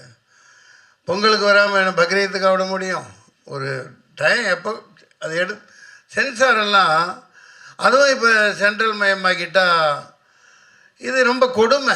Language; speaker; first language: Tamil; native; Tamil